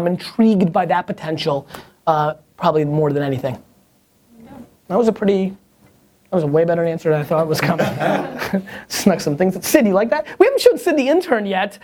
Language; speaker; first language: English; native; English